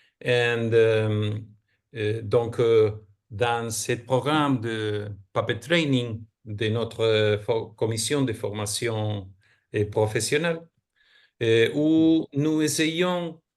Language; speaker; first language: French; non-native, fluent; Spanish